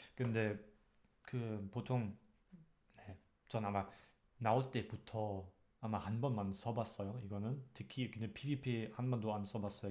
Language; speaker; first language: Korean; non-native, learner; German